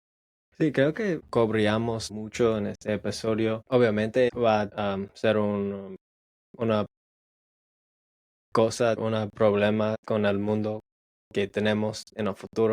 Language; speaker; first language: Spanish; non-native, learner; English